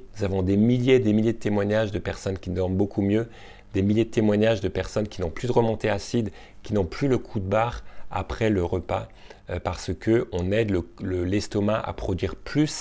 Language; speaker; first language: French; native; French